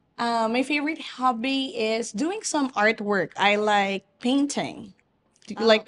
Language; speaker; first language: English; non-native, fluent; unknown